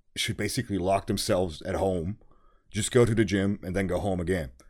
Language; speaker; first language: English; non-native, fluent; German